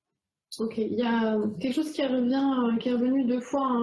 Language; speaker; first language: French; native; French